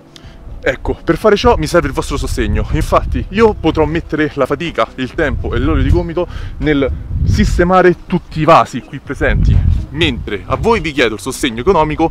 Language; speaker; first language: Italian; native; Italian